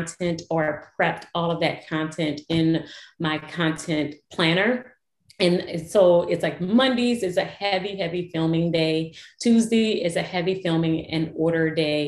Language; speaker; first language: English; native; English